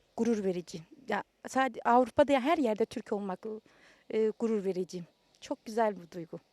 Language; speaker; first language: Turkish; native; Turkish